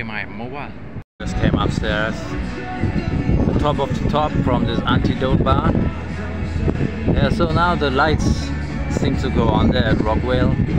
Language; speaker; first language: English; non-native, fluent; German